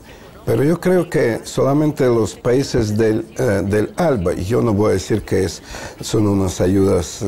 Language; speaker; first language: Spanish; non-native, fluent; Russian